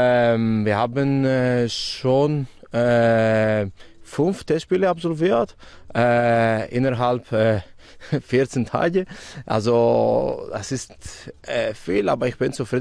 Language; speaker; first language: German; non-native, fluent; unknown